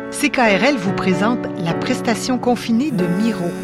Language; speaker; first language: French; native; French